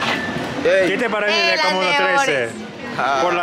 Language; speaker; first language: Spanish; non-native, learner; English